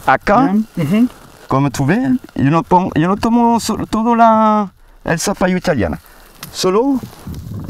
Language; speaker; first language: Spanish; non-native, learner; French